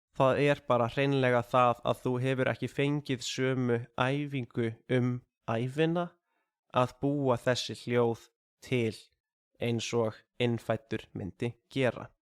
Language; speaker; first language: Icelandic; native; Icelandic